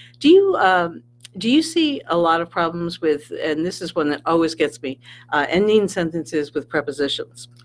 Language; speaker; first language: English; native; English